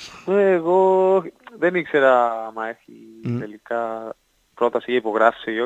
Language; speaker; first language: Greek; non-native, fluent; Spanish